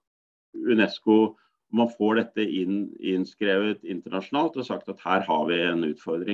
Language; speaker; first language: Norwegian; native; Norwegian